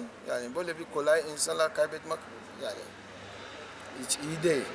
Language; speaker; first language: Turkish; non-native, learner; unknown